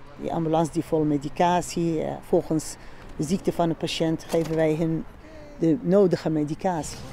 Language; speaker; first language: Dutch; non-native, fluent; Central Kurdish